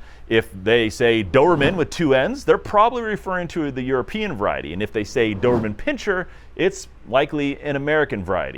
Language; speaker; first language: English; native; English